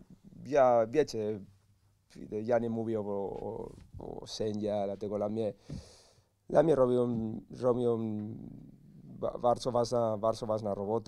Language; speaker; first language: Polish; non-native, learner; Spanish